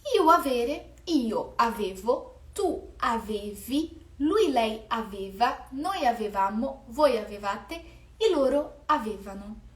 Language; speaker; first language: Italian; non-native, fluent; Portuguese